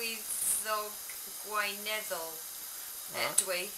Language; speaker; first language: Welsh; non-native, learner; English